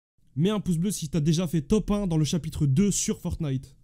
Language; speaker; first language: French; native; French